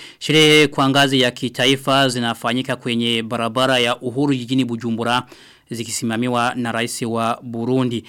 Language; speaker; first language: Swahili; non-native, local second language; Rundi